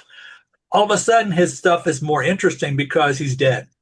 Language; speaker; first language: English; native; English